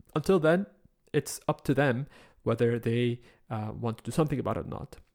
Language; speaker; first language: English; non-native, fluent; Arabic